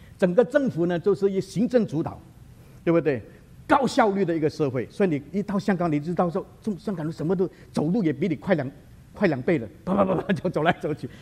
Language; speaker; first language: Chinese; native; Chinese